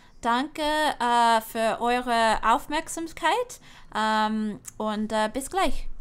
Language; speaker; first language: German; non-native, learner; English